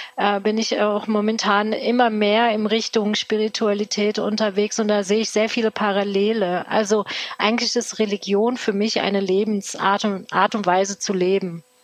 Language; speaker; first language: German; early bilingual, other home language; Turkish